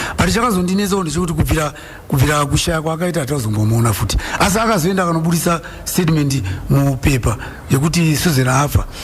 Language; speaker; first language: Shona; native; Shona